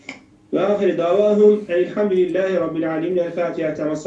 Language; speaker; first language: Turkish; native; Turkish